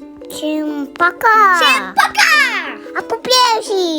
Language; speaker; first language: Russian; non-native, local second language; Kazakh